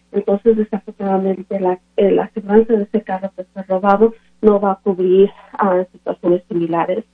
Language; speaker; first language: Spanish; early bilingual, other home language; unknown